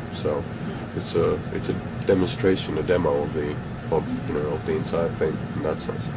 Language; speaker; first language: English; non-native, fluent; Finnish